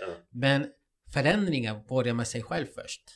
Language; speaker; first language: Swedish; non-native, fluent; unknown